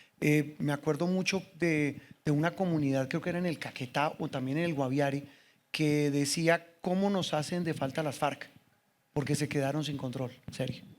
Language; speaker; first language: Spanish; native; Spanish